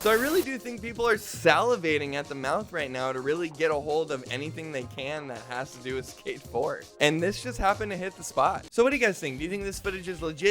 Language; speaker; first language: English; native; English